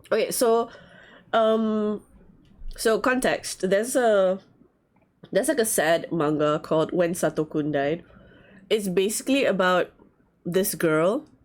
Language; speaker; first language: English; non-native, learner; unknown